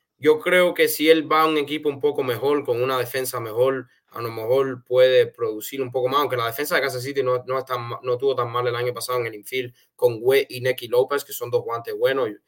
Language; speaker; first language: Spanish; early bilingual, heritage; Spanish